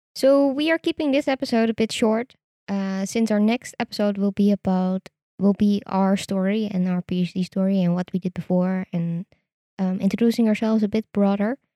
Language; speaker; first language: English; non-native, fluent; Dutch